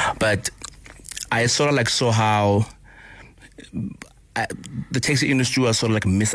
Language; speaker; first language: English; non-native, local second language; Northern Sotho